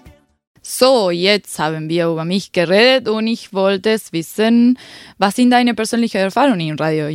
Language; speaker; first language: German; non-native, fluent; Spanish